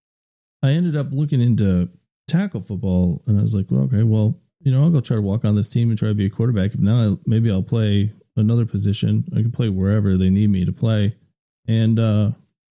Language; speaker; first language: English; native; English